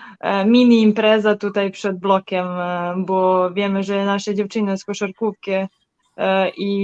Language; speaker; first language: Polish; non-native, learner; Serbian